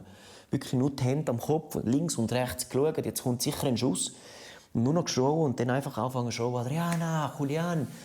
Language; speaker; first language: German; early bilingual, heritage; German